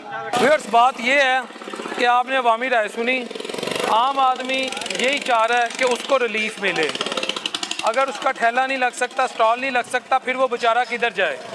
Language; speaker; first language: Urdu; native; Urdu